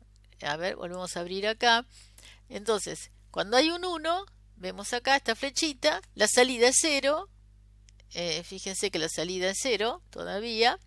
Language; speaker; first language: Spanish; native; Spanish